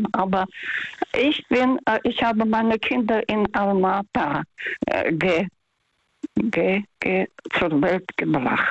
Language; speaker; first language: German; non-native, fluent; Russian